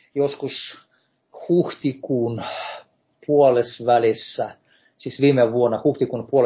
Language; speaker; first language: Finnish; non-native, fluent; Russian